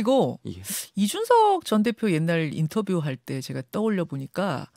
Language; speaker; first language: Korean; native; Korean